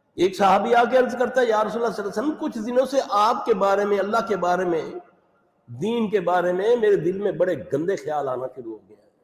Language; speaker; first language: Urdu; native; Urdu